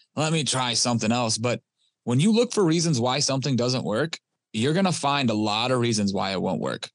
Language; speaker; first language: English; native; English